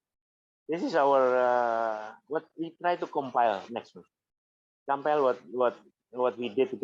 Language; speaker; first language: English; non-native, fluent; Indonesian